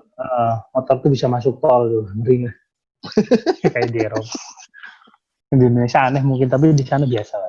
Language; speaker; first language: Indonesian; native; Indonesian